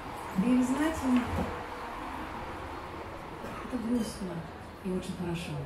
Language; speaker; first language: Russian; non-native, learner; German